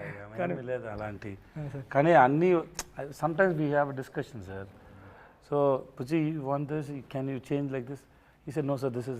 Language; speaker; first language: Telugu; non-native, learner; Tamil